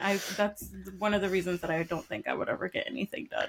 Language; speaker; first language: English; early bilingual, other home language; Spanish